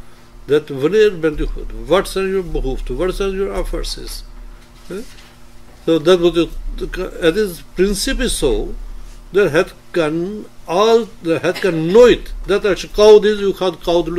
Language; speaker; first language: Dutch; non-native, fluent; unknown